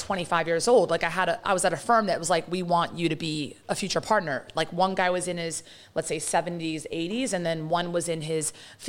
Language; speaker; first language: English; native; English